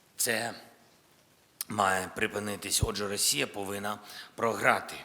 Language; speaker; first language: Ukrainian; non-native, local second language; Russian